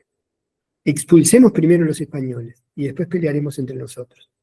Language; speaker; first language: Spanish; native; Spanish